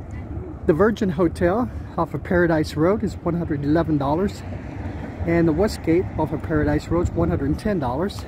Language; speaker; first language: English; native; English